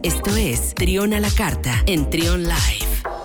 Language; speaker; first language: Spanish; native; Spanish